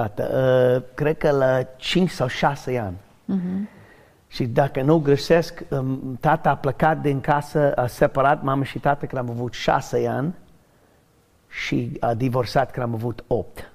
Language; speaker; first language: Romanian; non-native, learner; English